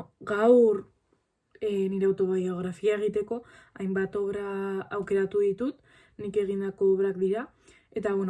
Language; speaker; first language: Basque; non-native, local second language; Spanish